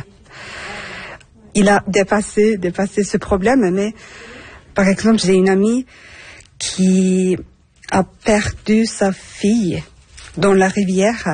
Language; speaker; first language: French; non-native, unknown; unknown